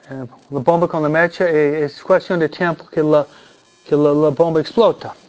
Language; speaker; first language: Spanish; non-native, fluent; English